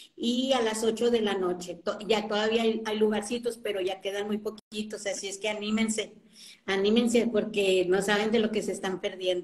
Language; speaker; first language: Spanish; native; Spanish